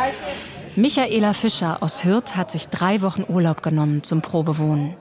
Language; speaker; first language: German; native; German